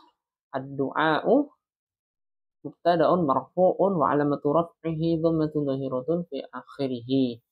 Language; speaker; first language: Arabic; non-native, learner; Indonesian